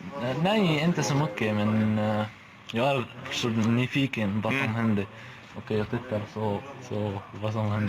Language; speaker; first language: Swedish; non-native, learner; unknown